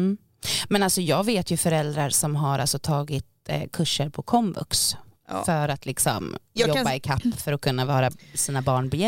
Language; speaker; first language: Swedish; native; Swedish